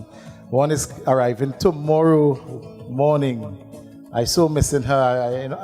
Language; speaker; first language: English; native; English